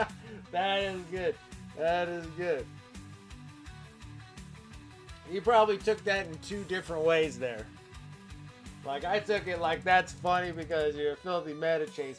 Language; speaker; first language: English; native; English